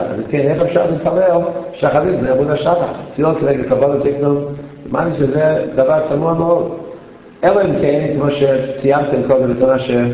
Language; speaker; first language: Hebrew; non-native, fluent; English